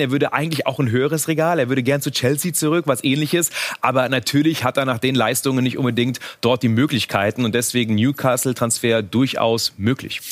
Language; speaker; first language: German; native; German